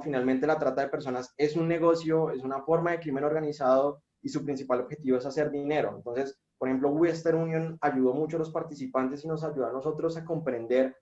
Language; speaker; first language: Spanish; native; Spanish